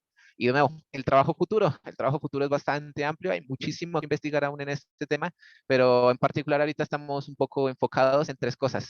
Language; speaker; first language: Spanish; native; Spanish